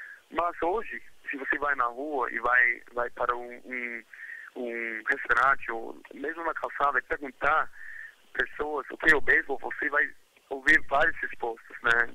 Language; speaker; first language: Portuguese; non-native, fluent; English